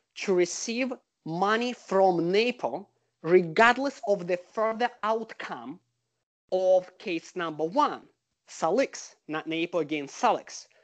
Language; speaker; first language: English; non-native, fluent; Russian